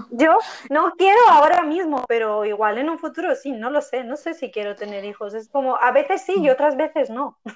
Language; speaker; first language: Spanish; non-native, fluent; Armenian